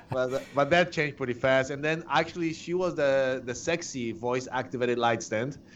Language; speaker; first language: English; non-native, fluent; Polish